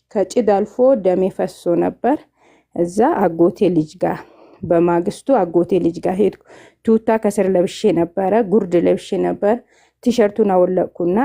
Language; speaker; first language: Amharic; non-native, local second language; Northern Hindko